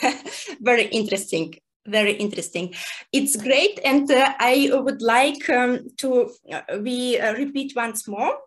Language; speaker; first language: English; non-native, fluent; Russian